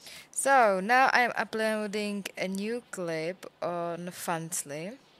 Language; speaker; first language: English; non-native, fluent; Czech